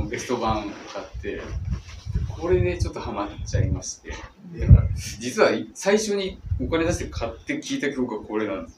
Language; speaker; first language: Japanese; native; Japanese